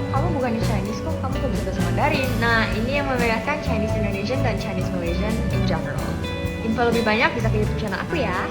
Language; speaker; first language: Indonesian; native; Indonesian